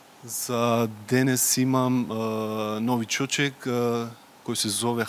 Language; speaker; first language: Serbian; non-native, learner; Macedonian